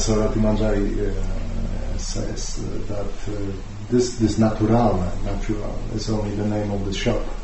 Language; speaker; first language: English; non-native, fluent; Polish